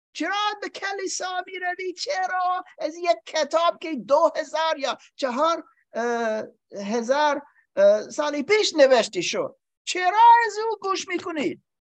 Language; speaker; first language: Persian; non-native, learner; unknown